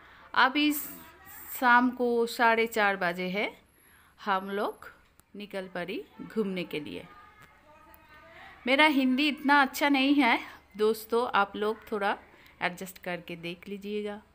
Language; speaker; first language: Hindi; non-native, local second language; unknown